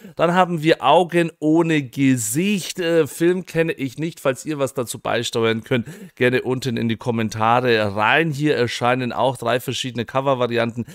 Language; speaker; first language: German; native; German